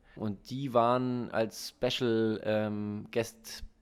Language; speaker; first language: German; native; German